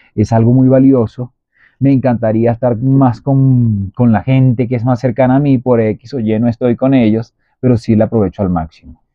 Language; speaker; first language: Spanish; native; Spanish